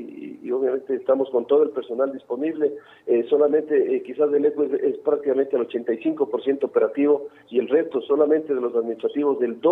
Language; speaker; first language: Spanish; native; Spanish